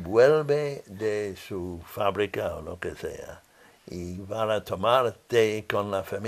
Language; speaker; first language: Spanish; non-native, fluent; English